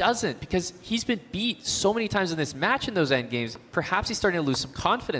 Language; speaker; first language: English; native; English